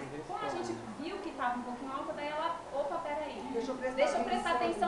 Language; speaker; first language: Portuguese; native; Portuguese